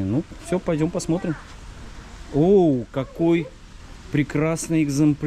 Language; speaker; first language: Russian; native; Russian